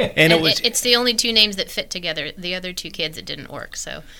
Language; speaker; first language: English; native; English